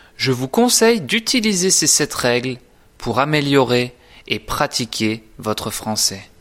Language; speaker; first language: French; native; French